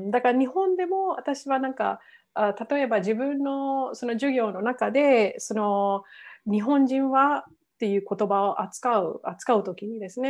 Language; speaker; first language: Japanese; non-native, fluent; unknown